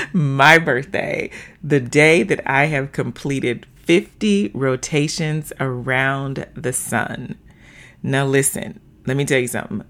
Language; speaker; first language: English; native; English